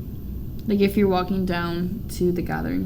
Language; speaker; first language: English; native; English